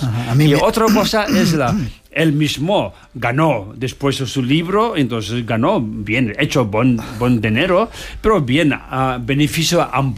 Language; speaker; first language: Spanish; non-native, learner; Tibetan